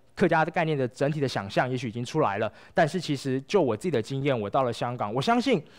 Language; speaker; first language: Chinese; native; Chinese